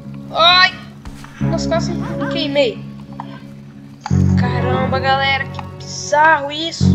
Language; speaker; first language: Portuguese; native; Portuguese